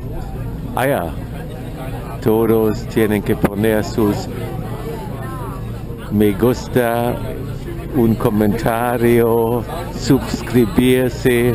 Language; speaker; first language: Spanish; non-native, fluent; German